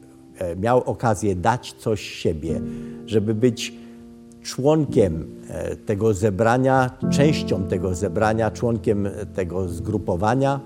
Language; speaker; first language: Polish; early bilingual, other home language; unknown